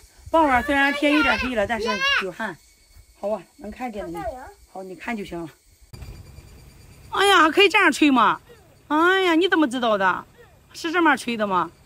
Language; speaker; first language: Chinese; native; Chinese